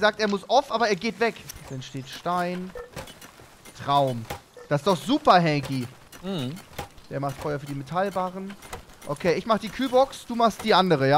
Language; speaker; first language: German; native; German